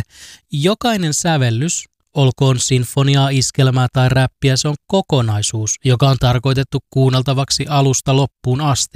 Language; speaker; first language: Finnish; native; Finnish